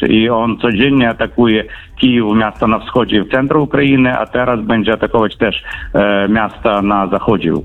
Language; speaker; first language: Polish; non-native, fluent; Ukrainian